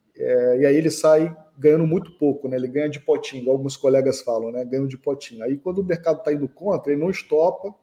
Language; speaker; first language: Portuguese; early bilingual, heritage; English